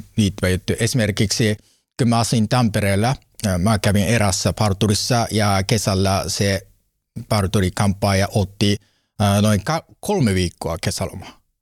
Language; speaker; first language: Finnish; non-native, learner; Japanese